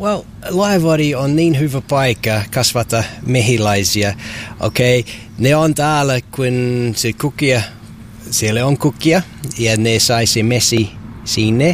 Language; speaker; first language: Finnish; non-native, learner; English